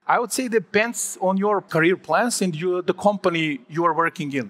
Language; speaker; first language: English; non-native, fluent; Serbian